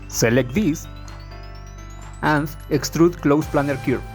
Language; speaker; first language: English; non-native, fluent; Spanish